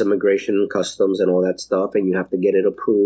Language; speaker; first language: English; native; English